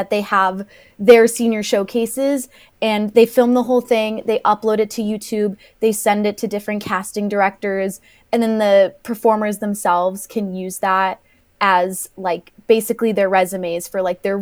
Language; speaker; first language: English; native; English